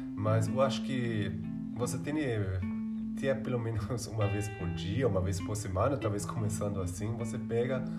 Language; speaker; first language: Portuguese; non-native, fluent; German